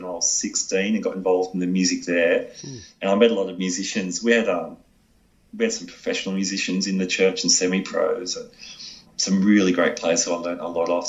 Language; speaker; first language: English; native; English